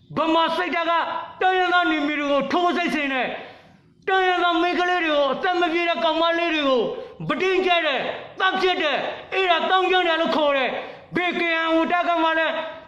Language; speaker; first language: Burmese; non-native, local second language; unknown